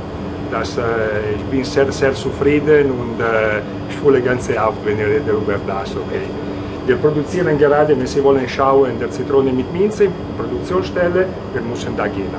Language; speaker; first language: German; non-native, learner; Italian